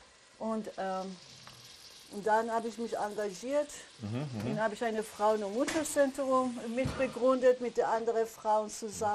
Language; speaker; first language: German; non-native, learner; Persian